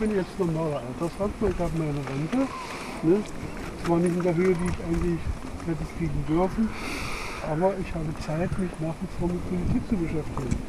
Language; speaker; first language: German; native; German